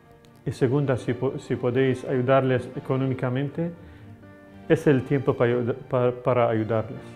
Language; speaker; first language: Spanish; non-native, learner; Arabic